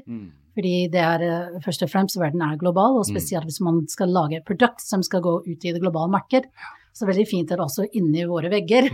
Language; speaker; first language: Norwegian; non-native, fluent; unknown